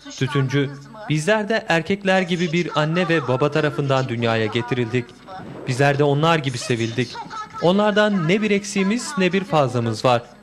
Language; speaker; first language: Turkish; native; Turkish